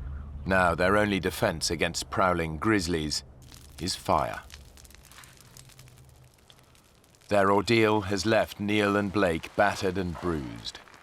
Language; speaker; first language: English; native; English